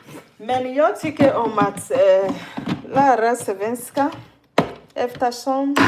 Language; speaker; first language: Swedish; non-native, learner; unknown